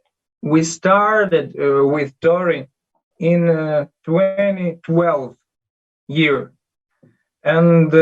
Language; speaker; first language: English; non-native, learner; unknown